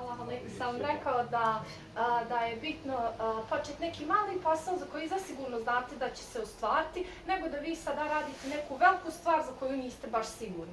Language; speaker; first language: Bosnian; native; Bosnian